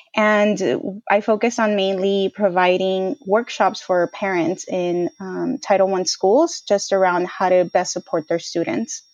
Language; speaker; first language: English; native; English